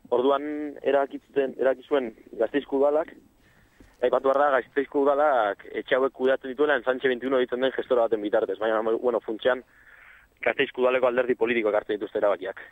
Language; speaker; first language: Basque; non-native, local second language; Spanish